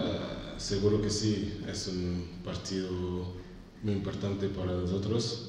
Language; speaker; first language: Spanish; non-native, fluent; French